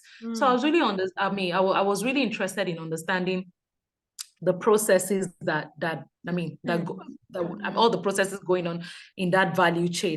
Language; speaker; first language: English; non-native, local second language; Yoruba